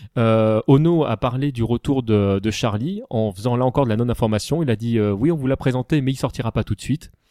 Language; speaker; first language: French; native; French